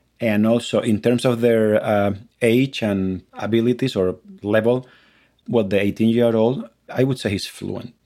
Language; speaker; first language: English; non-native, fluent; Spanish